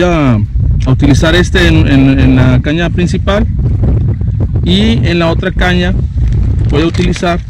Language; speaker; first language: Spanish; native; Spanish